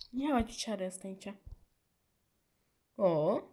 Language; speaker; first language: Romanian; native; Romanian